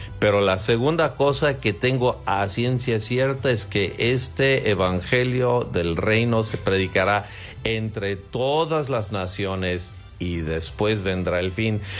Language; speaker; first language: Spanish; non-native, fluent; English